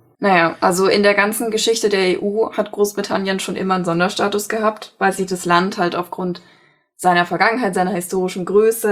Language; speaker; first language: German; native; German